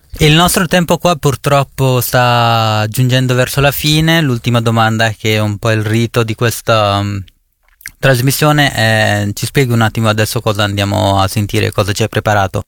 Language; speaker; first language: Italian; native; Italian